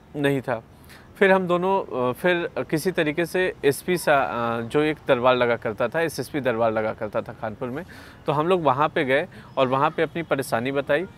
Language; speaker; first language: Hindi; native; Hindi